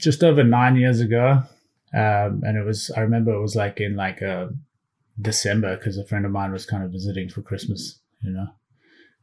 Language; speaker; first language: English; native; English